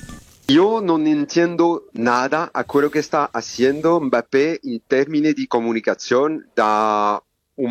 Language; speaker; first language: Spanish; non-native, learner; French